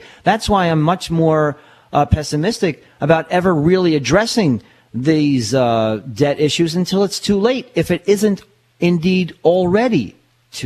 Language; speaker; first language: English; native; English